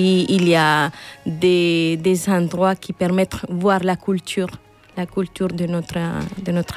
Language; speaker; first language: French; non-native, learner; Spanish